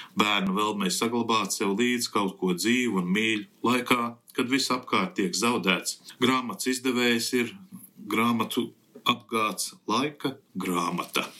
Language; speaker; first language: Latvian; early bilingual, heritage; Latvian